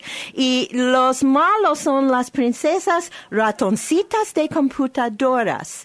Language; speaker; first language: Spanish; non-native, learner; English